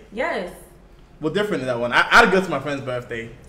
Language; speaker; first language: English; native; English